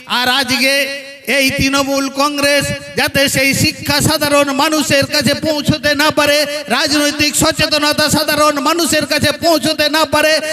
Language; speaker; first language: Bangla; non-native, local second language; Santali